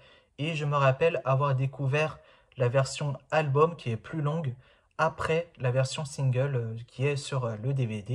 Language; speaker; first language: French; native; French